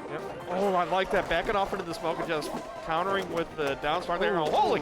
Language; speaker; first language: English; native; English